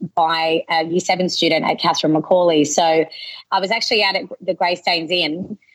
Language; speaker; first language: English; native; English